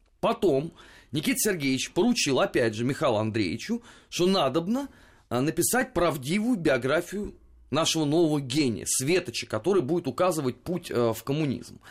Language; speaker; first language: Russian; native; Russian